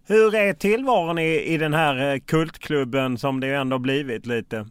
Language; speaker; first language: Swedish; native; Swedish